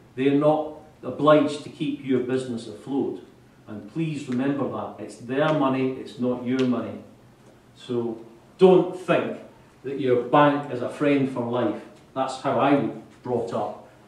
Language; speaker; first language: English; native; English